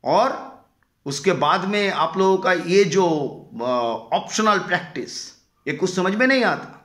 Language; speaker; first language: Hindi; non-native, local second language; Bangla